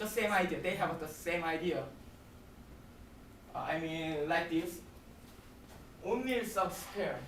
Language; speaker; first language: English; non-native, learner; Korean